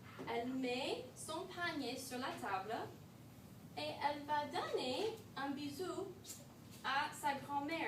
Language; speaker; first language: French; non-native, fluent; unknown